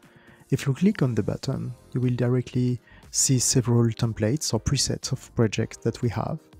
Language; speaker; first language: English; non-native, fluent; French